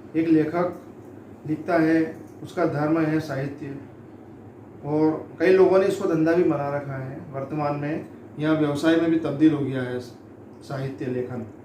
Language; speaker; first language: Hindi; native; Hindi